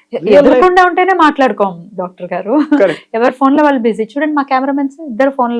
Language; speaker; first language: Telugu; native; Telugu